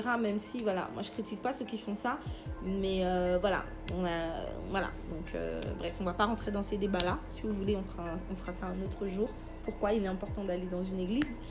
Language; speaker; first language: French; early bilingual, other home language; Lingala